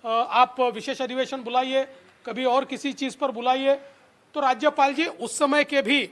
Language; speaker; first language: Hindi; non-native, local second language; Marathi